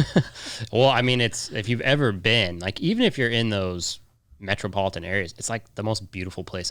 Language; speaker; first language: English; native; English